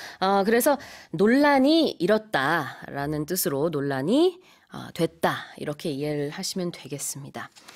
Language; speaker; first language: Korean; native; Korean